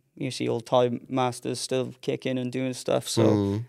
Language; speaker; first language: English; native; English